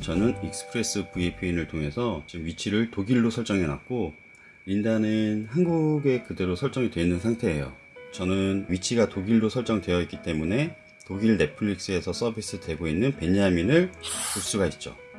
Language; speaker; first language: Korean; native; Korean